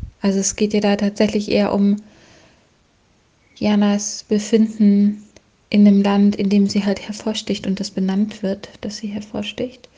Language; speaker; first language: German; native; German